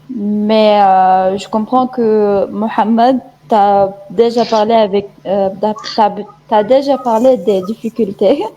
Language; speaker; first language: French; non-native, fluent; Arabic